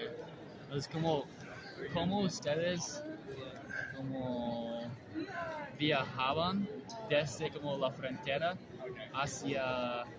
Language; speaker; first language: Spanish; non-native, learner; English